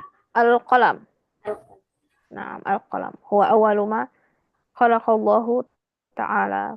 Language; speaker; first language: Arabic; non-native, fluent; Indonesian